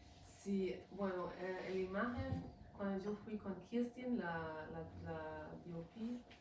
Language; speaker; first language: Spanish; non-native, fluent; German